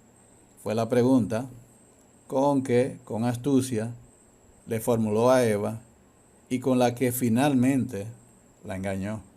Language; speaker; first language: Spanish; native; Spanish